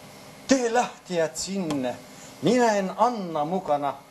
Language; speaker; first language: Finnish; non-native, learner; Arabic